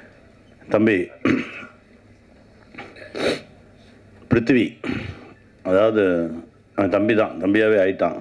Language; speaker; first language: Tamil; native; Tamil